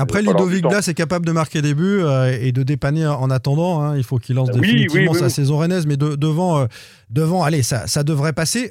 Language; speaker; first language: French; native; French